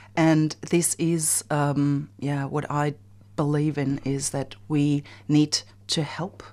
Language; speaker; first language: English; non-native, fluent; German